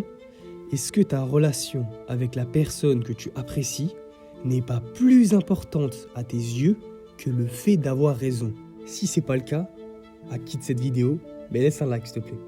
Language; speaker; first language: French; native; French